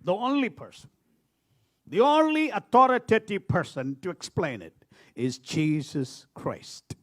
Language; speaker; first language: English; non-native, local second language; Malayalam